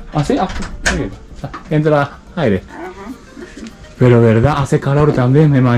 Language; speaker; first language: Spanish; non-native, learner; Japanese